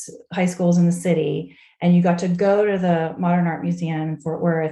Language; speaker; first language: English; native; English